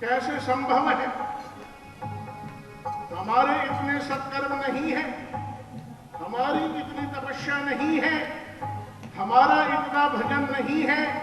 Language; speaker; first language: Hindi; native; Hindi